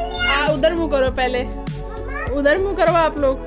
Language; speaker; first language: Hindi; native; Hindi